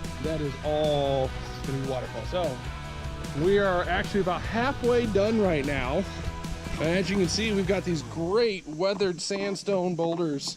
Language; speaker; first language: English; native; English